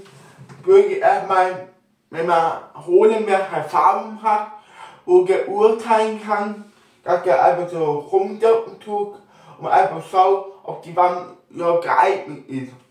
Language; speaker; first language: German; non-native, local second language; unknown